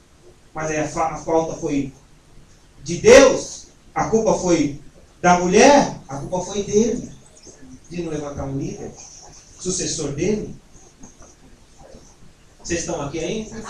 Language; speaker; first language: Portuguese; native; Portuguese